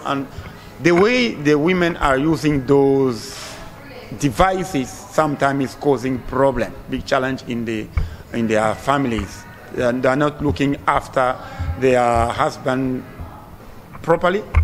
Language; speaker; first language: English; non-native, fluent; Swahili